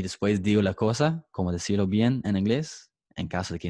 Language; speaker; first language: Spanish; non-native, fluent; English